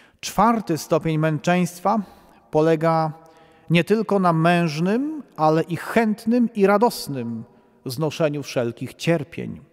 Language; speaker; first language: Polish; native; Polish